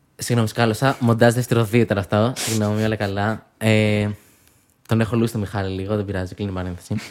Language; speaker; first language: Greek; native; Greek